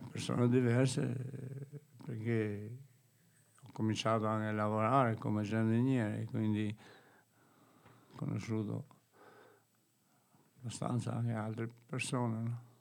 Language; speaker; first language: Italian; non-native, learner; Albanian